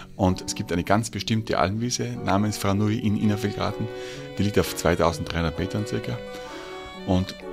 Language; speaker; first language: German; native; German